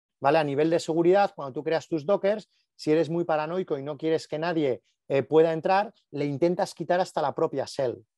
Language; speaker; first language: Spanish; native; Spanish